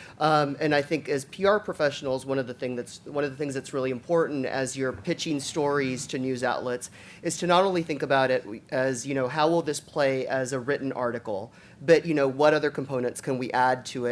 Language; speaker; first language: English; native; English